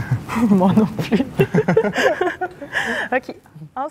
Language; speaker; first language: French; non-native, fluent; Chinese